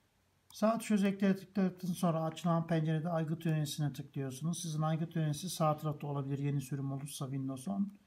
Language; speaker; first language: Turkish; native; Turkish